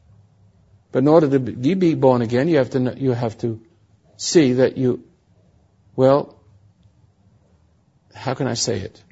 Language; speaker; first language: English; native; English